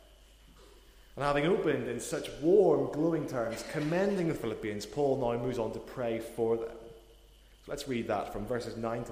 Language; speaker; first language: English; native; English